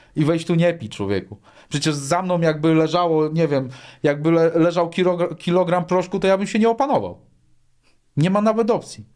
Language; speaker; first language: Polish; native; Polish